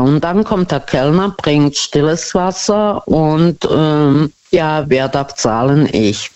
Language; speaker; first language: German; non-native, fluent; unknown